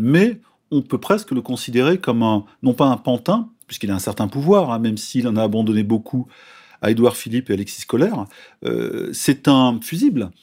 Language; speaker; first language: French; native; French